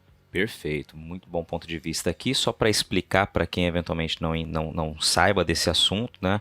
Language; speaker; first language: Portuguese; native; Portuguese